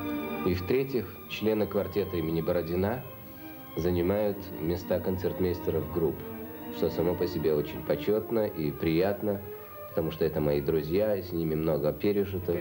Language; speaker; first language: Russian; native; Russian